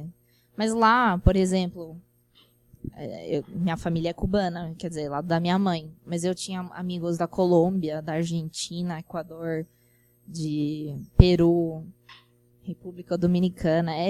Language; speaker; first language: Portuguese; non-native, fluent; Spanish